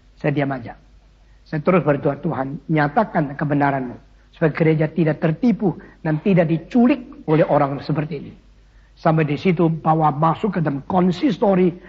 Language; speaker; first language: Indonesian; early bilingual, other home language; Min Nan Chinese